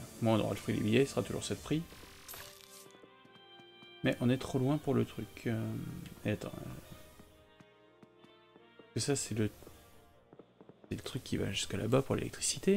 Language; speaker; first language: French; native; French